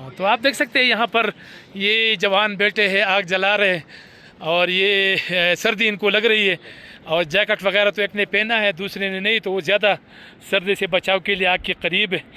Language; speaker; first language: Urdu; non-native, local second language; Pashto